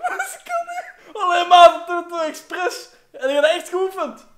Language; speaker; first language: Dutch; native; Dutch